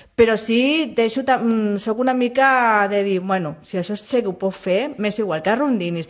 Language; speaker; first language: Catalan; non-native, local second language; Spanish